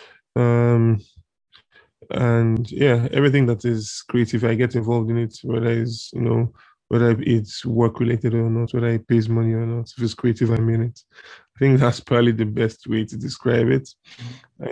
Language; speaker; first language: English; non-native, local second language; Igbo